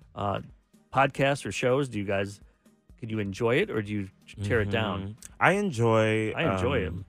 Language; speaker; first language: English; native; English